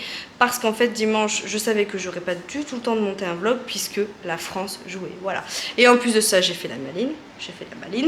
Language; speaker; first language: French; native; French